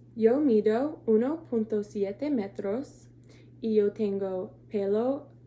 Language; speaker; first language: Spanish; non-native, learner; English